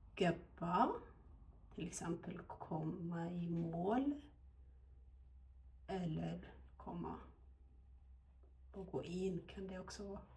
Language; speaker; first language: Swedish; non-native, fluent; Amharic